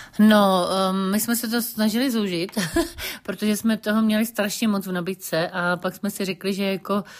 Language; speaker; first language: Czech; native; Czech